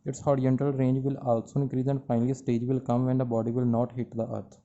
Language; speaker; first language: English; non-native, local second language; Punjabi